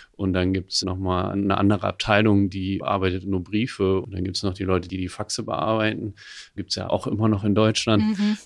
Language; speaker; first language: German; native; German